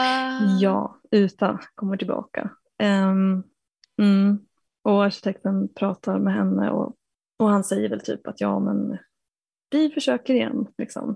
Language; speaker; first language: Swedish; native; Swedish